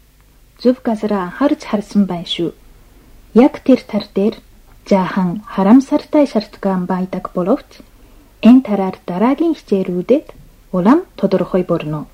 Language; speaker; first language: Mongolian; non-native, fluent; Japanese